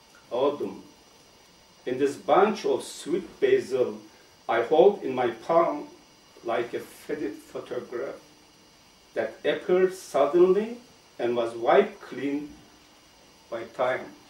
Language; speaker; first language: English; non-native, fluent; Turkish